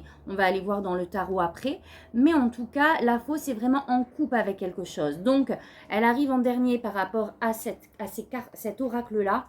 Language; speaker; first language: French; native; French